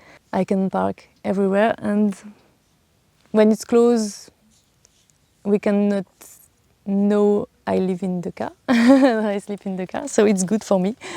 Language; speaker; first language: English; non-native, learner; French